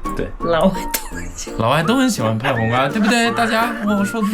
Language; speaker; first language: Chinese; non-native, local second language; English